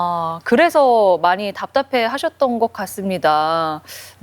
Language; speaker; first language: Korean; native; Korean